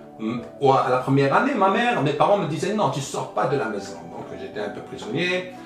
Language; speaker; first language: French; early bilingual, other home language; Arabic